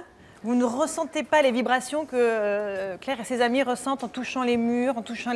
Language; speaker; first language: French; native; French